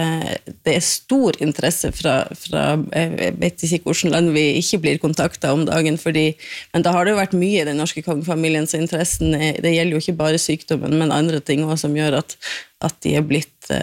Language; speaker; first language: Norwegian; native; Norwegian